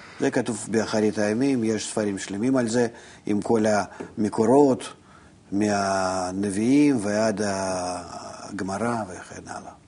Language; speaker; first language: Hebrew; non-native, fluent; Russian